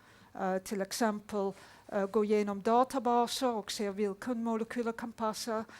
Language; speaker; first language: Swedish; non-native, fluent; Dutch